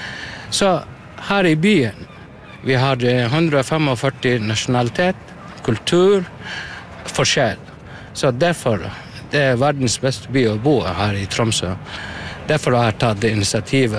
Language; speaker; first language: Norwegian; non-native, learner; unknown